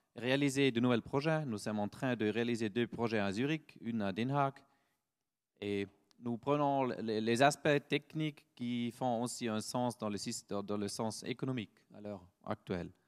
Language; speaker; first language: French; non-native, fluent; German